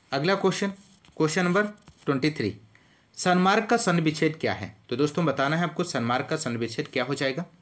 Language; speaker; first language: Hindi; native; Hindi